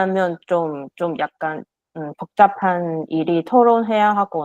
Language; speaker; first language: Korean; non-native, learner; Chinese